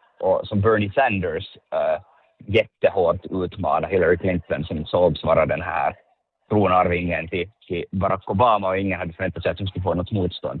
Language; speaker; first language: Swedish; native; Swedish